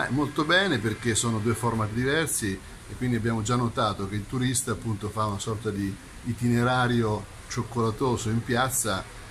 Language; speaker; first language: Italian; native; Italian